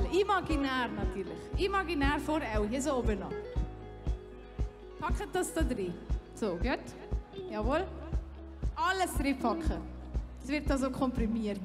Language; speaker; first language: German; native; German